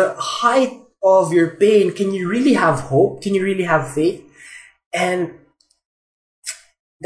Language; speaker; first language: English; non-native, local second language; Filipino